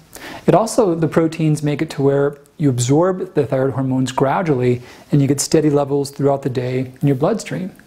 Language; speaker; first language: English; native; English